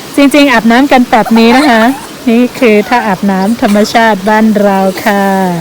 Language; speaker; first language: Thai; native; Thai